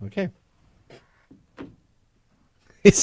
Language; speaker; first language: English; native; English